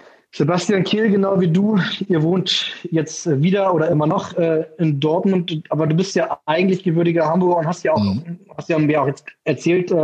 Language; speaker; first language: German; native; German